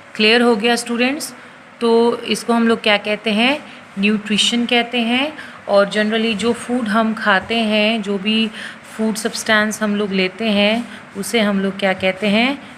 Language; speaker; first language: Hindi; native; Hindi